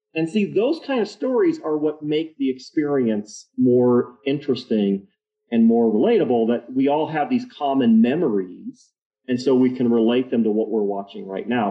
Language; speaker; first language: English; native; English